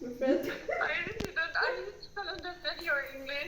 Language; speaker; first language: English; non-native, local second language; Mizo